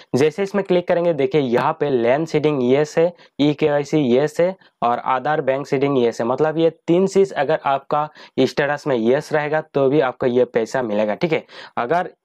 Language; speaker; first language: Hindi; native; Hindi